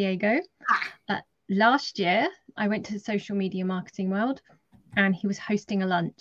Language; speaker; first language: English; native; English